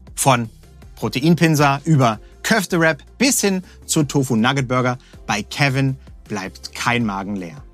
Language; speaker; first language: German; native; German